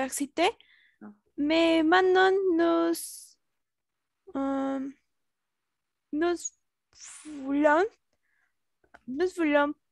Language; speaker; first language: French; non-native, learner; Spanish